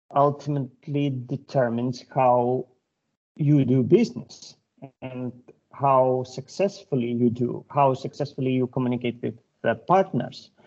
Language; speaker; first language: English; non-native, fluent; Lithuanian